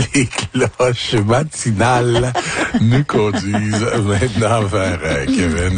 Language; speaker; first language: French; native; French